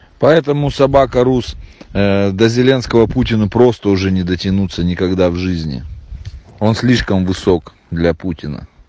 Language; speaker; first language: Russian; native; Russian